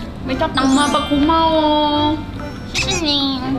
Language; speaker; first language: Korean; non-native, fluent; Chinese